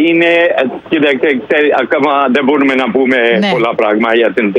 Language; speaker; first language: Greek; non-native, learner; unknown